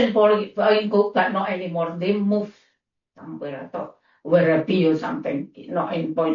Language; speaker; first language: English; non-native, learner; Indonesian